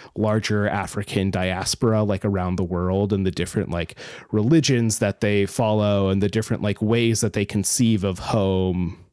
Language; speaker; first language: English; native; English